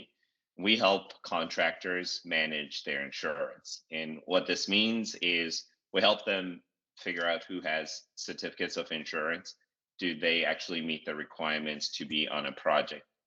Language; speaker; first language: English; non-native, local second language; Shona